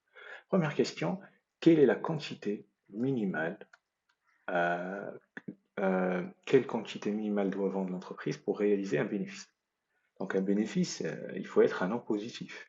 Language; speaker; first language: French; native; French